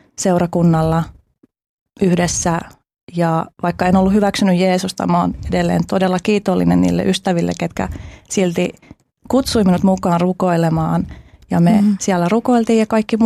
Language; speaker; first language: Finnish; early bilingual, other home language; Albanian